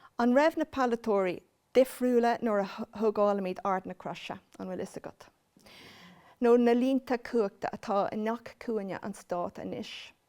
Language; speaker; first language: Irish; non-native, local second language; English